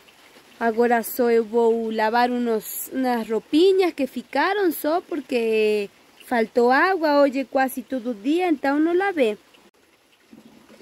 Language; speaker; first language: Portuguese; non-native, fluent; Spanish